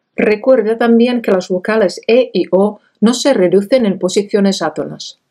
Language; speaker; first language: Spanish; non-native, fluent; Czech